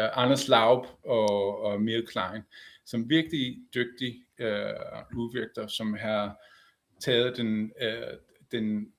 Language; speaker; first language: Danish; non-native, fluent; English